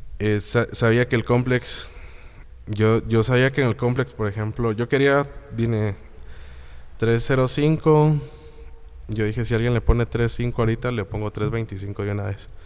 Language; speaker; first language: Spanish; native; Spanish